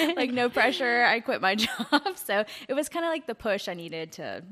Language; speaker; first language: English; native; English